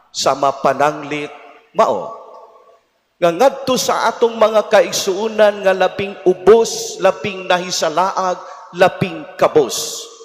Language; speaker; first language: Cebuano; native; Cebuano